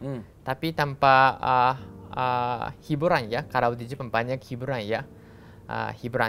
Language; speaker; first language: Indonesian; non-native, learner; Japanese